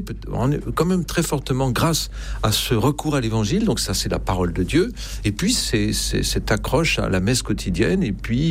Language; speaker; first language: French; native; French